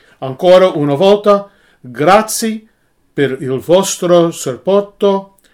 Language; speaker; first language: Italian; non-native, learner; English